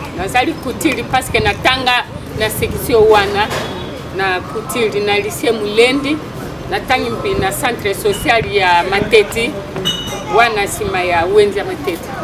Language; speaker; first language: Lingala; non-native, local second language; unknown